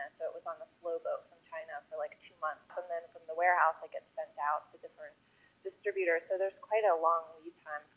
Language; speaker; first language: English; native; English